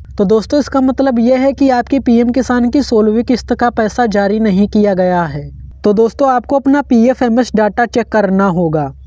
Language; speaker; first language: Hindi; non-native, local second language; Marathi